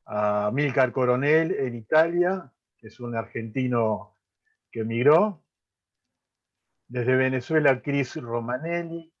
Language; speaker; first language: Spanish; native; Spanish